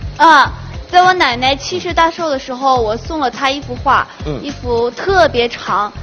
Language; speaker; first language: Chinese; native; Chinese